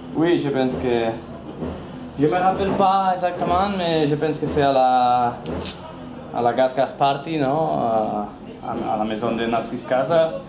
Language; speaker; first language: French; non-native, learner; Spanish